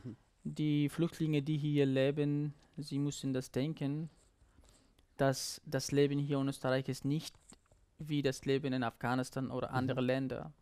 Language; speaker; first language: German; non-native, learner; Persian